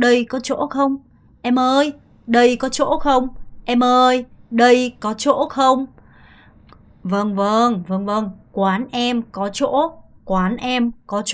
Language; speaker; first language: Vietnamese; non-native, fluent; Korean